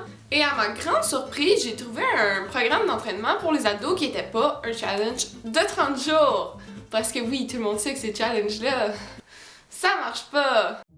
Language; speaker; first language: French; native; French